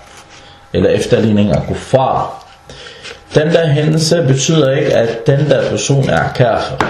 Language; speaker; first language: Danish; early bilingual, other home language; Arabic